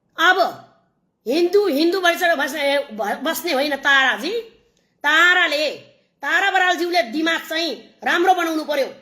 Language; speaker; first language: Nepali; native; Nepali